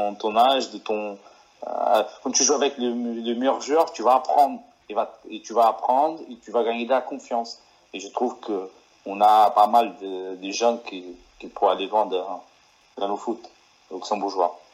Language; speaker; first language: French; non-native, fluent; Portuguese